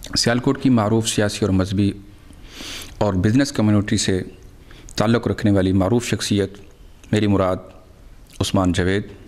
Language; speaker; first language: Urdu; non-native, local second language; Punjabi